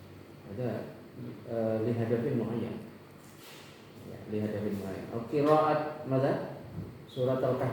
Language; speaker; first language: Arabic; non-native, fluent; Indonesian